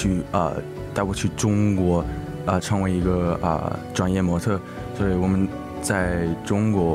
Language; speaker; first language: Chinese; early bilingual, heritage; English